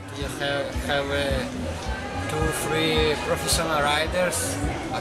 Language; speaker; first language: English; non-native, learner; Ukrainian